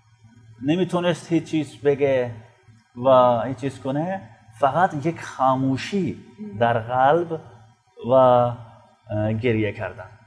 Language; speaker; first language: Persian; non-native, fluent; Urdu